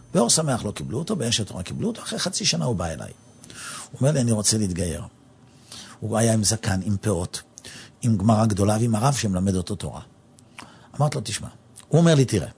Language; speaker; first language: Hebrew; native; Hebrew